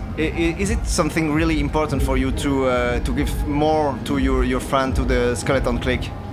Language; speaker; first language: English; non-native, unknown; French